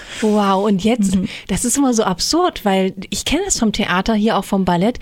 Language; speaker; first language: German; native; German